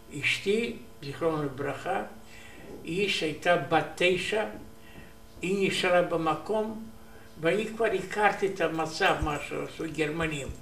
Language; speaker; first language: Hebrew; non-native, learner; Romanian